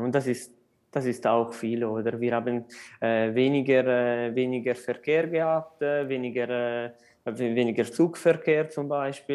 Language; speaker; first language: German; non-native, local second language; Italian